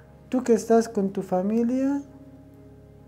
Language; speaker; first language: Spanish; non-native, learner; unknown